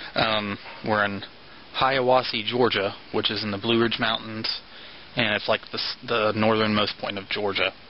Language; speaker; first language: English; native; English